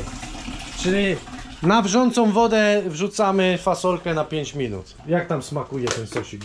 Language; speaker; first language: Polish; native; Polish